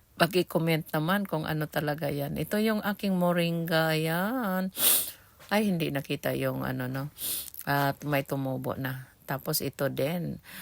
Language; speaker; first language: Filipino; non-native, local second language; Cebuano